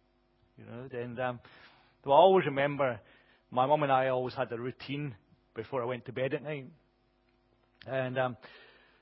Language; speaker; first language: English; native; English